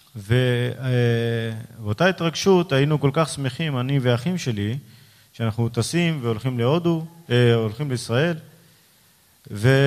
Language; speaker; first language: Hebrew; early bilingual, other home language; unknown